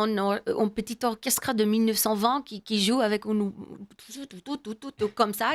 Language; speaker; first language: French; non-native, learner; English